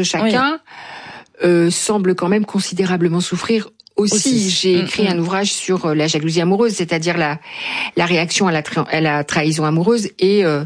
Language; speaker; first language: French; native; French